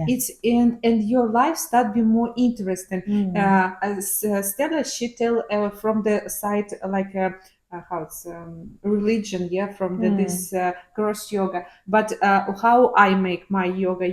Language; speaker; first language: English; non-native, learner; Ukrainian